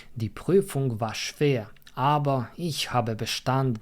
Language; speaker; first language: German; non-native, fluent; Polish